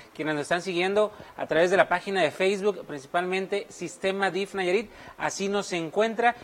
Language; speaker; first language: Spanish; native; Spanish